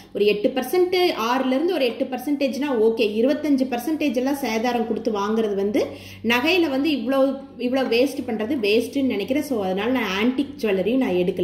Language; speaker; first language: Tamil; native; Tamil